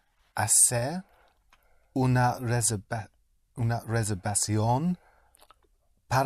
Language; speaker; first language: Spanish; non-native, learner; English